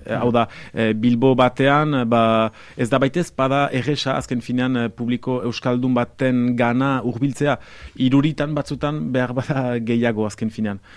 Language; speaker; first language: Basque; native; Basque